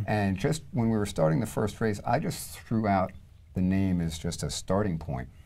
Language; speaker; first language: English; native; English